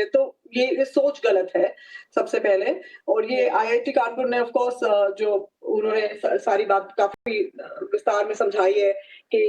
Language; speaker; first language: Hindi; native; Hindi